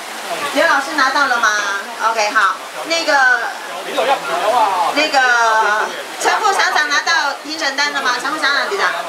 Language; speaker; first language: Chinese; native; Chinese